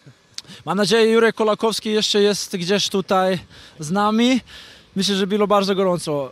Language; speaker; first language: Polish; non-native, fluent; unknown